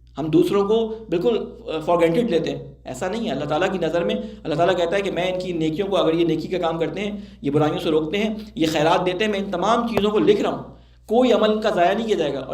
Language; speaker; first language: Urdu; native; Urdu